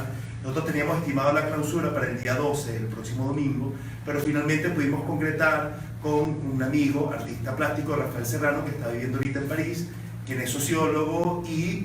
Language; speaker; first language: Spanish; native; Spanish